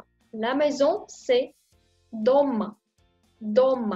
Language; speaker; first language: French; non-native, fluent; Russian